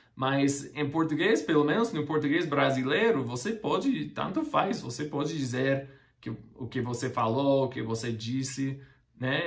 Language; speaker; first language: Portuguese; non-native, fluent; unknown